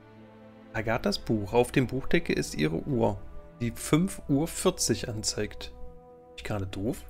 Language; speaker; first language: German; native; German